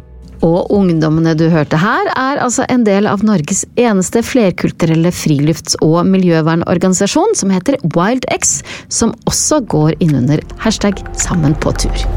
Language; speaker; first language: Norwegian; native; Norwegian